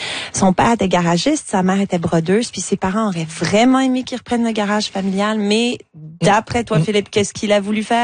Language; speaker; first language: French; native; French